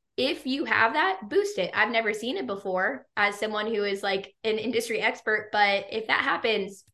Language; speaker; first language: English; native; English